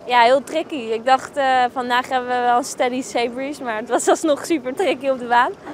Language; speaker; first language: Dutch; native; Dutch